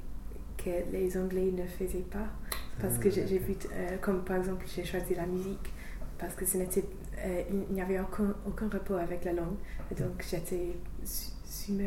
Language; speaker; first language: French; non-native, fluent; English